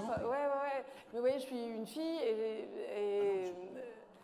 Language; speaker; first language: French; native; French